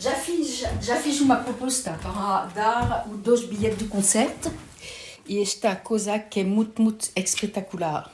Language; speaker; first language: Portuguese; early bilingual, heritage; Portuguese